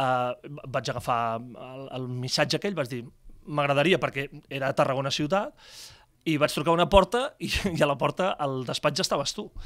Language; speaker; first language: Catalan; native; Catalan